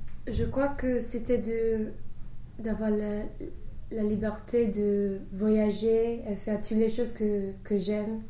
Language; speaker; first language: French; non-native, fluent; English